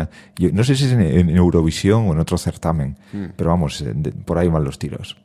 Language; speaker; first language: Spanish; native; Spanish